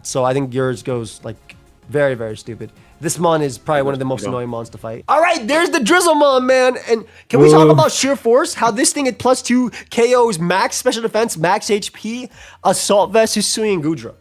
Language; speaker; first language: English; native; English